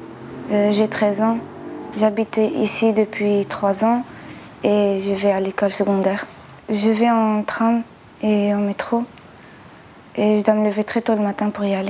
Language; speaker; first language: French; early bilingual, other home language; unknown